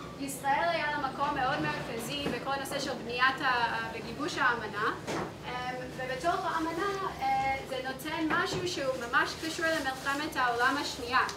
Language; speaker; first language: Hebrew; non-native, fluent; English